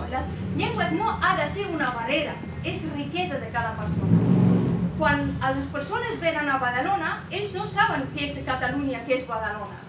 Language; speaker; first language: Catalan; non-native, fluent; Persian